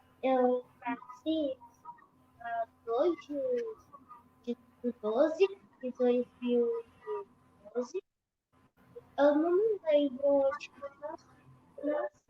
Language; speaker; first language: Portuguese; early bilingual, other home language; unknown